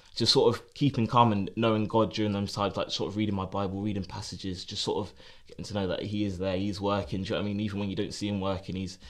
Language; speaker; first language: English; native; English